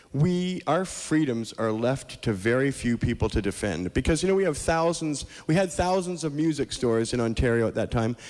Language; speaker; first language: English; native; English